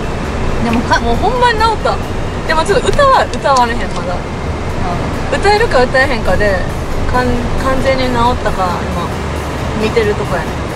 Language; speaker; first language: Japanese; native; Japanese